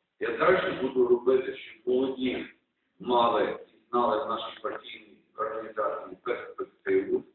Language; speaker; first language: Ukrainian; native; Ukrainian